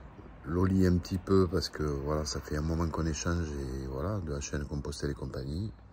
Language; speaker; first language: French; native; French